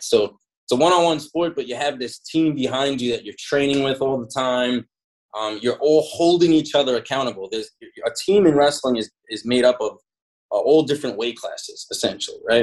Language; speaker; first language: English; native; English